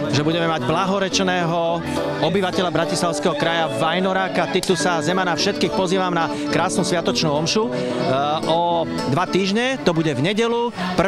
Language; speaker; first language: Slovak; native; Slovak